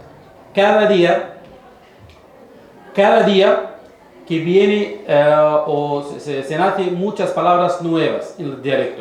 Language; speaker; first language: Spanish; non-native, fluent; Arabic